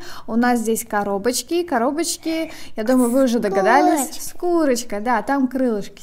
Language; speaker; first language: Russian; native; Russian